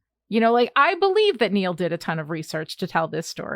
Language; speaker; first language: English; native; English